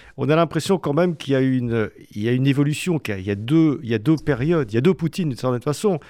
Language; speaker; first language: French; native; French